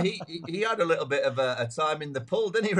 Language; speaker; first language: English; native; English